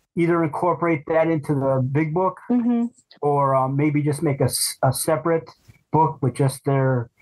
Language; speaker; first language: English; native; English